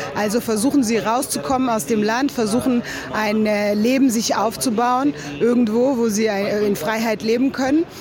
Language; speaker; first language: German; native; German